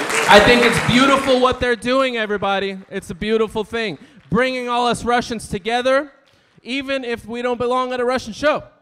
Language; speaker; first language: English; early bilingual, other home language; Russian